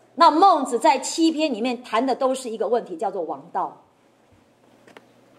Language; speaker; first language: Chinese; native; Chinese